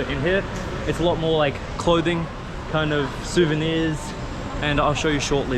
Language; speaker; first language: English; native; English